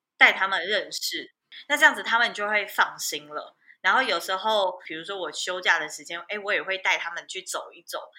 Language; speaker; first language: Chinese; native; Chinese